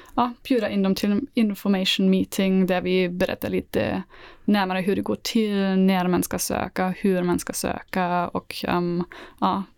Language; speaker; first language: Swedish; non-native, fluent; German